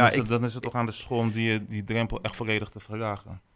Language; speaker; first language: Dutch; native; Dutch